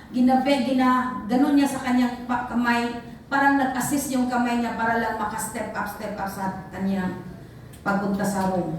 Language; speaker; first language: Filipino; non-native, local second language; Cebuano